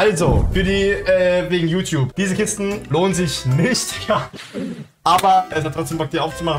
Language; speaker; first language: German; native; German